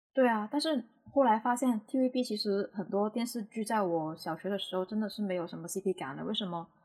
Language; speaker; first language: Chinese; non-native, local second language; Cantonese